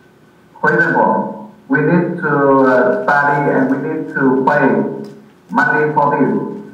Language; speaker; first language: English; non-native, learner; Vietnamese